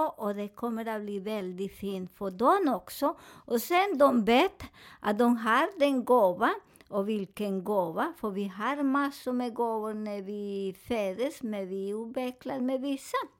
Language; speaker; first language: Swedish; non-native, fluent; Spanish